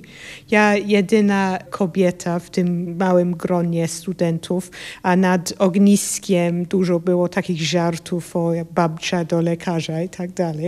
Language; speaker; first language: Polish; non-native, fluent; English